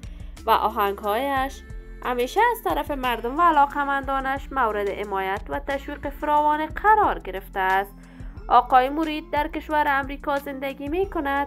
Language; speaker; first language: Persian; native; Persian